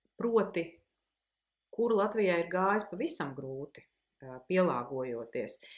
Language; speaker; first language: Latvian; native; Latvian